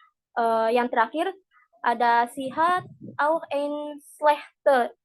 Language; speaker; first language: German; non-native, learner; Indonesian